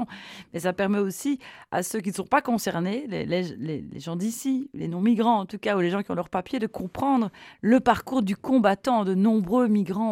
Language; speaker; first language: French; native; French